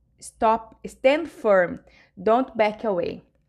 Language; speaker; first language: English; non-native, learner; Portuguese